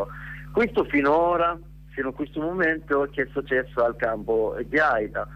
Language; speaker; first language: Italian; non-native, learner; Arabic